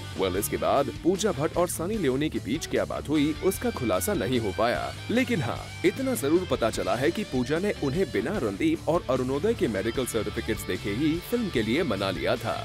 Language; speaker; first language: Hindi; native; Hindi